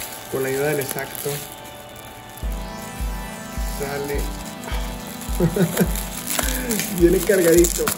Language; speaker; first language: Spanish; native; Spanish